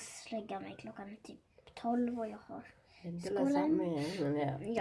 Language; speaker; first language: Swedish; early bilingual, other home language; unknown